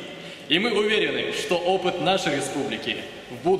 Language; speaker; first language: Russian; native; Russian